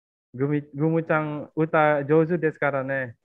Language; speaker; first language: Japanese; non-native, fluent; Indonesian